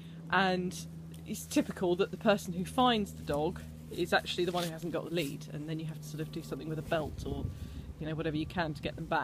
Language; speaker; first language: English; native; English